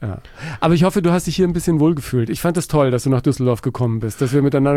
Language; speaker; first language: German; native; German